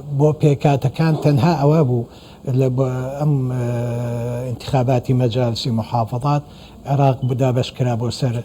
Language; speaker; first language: Central Kurdish; non-native, local second language; Assyrian Neo-Aramaic